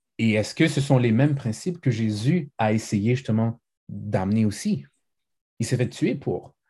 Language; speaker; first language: French; native; French